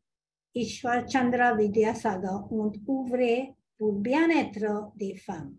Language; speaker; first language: French; non-native, fluent; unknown